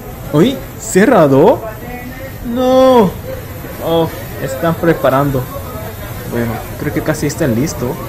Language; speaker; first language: Spanish; non-native, learner; Korean